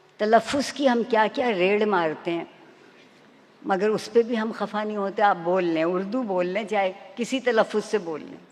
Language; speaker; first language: Urdu; native; Urdu